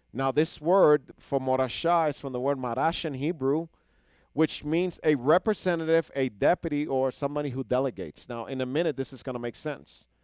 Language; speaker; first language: English; non-native, fluent; Hebrew